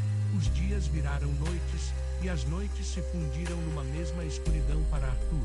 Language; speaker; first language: Portuguese; native; Portuguese